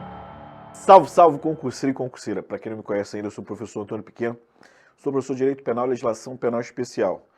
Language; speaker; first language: Portuguese; native; Portuguese